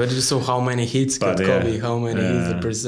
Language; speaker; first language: English; non-native, learner; Polish